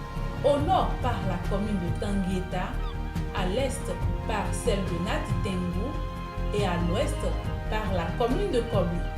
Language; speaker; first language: French; native; French